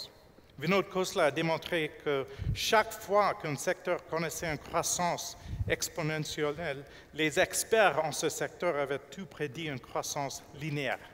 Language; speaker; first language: French; non-native, fluent; English